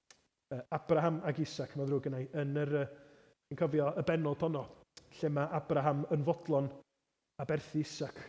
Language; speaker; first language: Welsh; native; Welsh